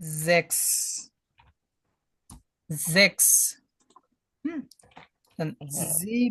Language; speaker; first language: German; non-native, fluent; Bangla